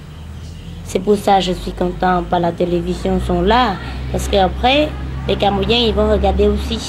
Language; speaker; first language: French; non-native, learner; Khmer